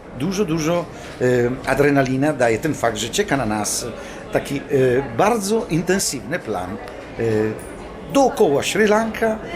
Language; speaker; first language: Polish; non-native, fluent; Italian